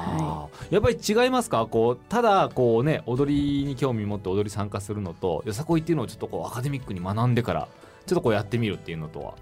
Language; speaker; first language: Japanese; native; Japanese